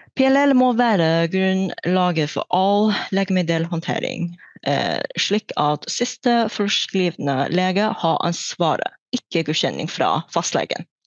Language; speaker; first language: Norwegian; non-native, fluent; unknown